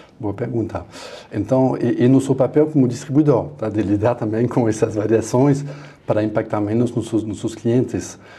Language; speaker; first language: Portuguese; non-native, fluent; French